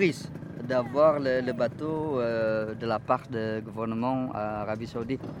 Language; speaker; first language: French; non-native, learner; Indonesian